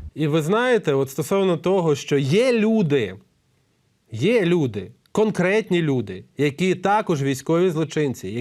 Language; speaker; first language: Ukrainian; native; Ukrainian